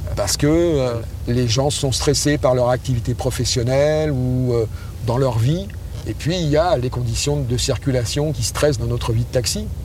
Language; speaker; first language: French; native; French